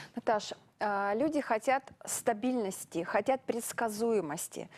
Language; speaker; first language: Russian; native; Russian